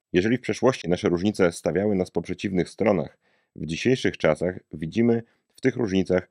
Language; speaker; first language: Polish; native; Polish